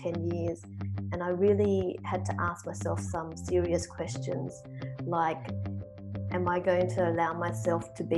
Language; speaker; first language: English; native; English